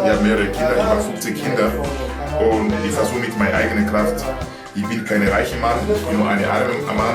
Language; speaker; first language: German; non-native, learner; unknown